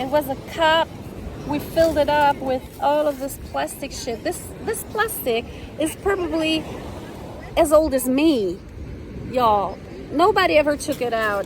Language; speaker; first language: English; non-native, fluent; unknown